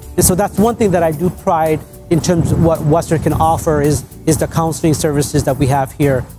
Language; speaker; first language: English; native; English